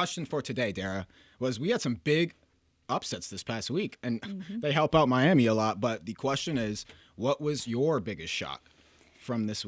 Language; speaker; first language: English; native; English